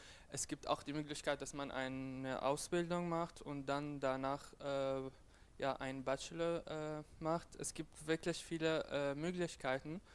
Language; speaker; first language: German; non-native, fluent; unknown